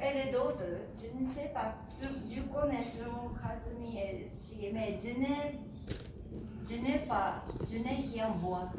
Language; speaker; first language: French; non-native, learner; Japanese